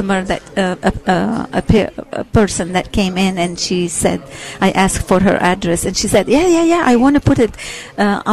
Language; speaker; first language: English; non-native, fluent; Arabic